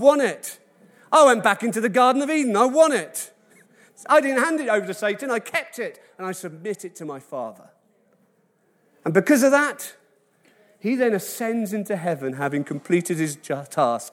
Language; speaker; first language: English; native; English